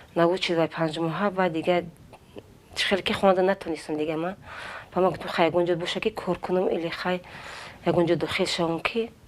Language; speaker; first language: Tajik; non-native, fluent; Avaric